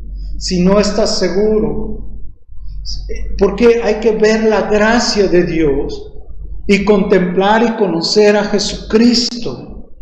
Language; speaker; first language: Spanish; native; Spanish